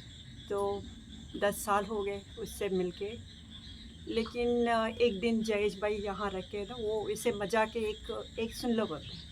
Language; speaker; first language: Hindi; non-native, local second language; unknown